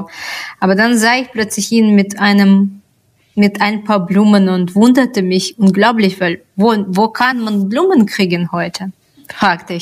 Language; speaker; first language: German; non-native, fluent; Russian